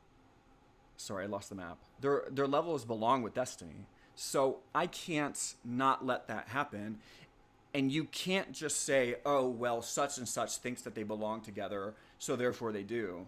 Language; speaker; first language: English; native; English